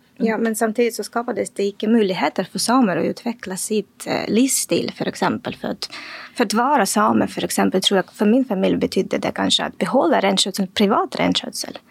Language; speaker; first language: Norwegian; non-native, fluent; Russian